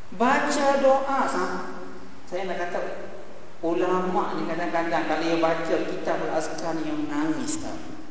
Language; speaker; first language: Malay; early bilingual, heritage; Arabic